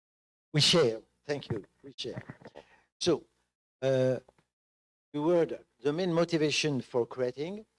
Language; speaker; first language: English; non-native, fluent; French